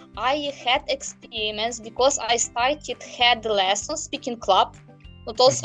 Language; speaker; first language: English; non-native, learner; Ukrainian